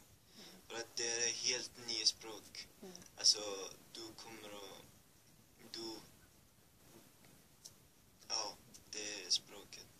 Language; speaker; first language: Swedish; early bilingual, other home language; Persian